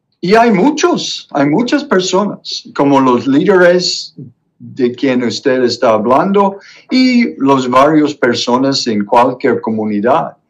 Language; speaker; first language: Spanish; non-native, fluent; English